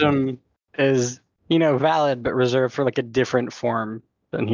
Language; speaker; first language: English; native; English